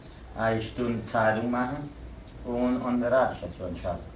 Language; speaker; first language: German; early bilingual, heritage; German